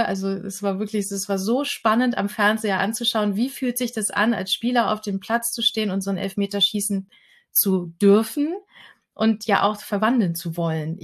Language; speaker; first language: German; native; German